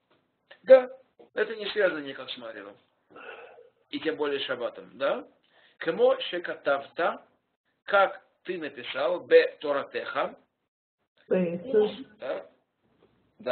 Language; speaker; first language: Russian; native; Russian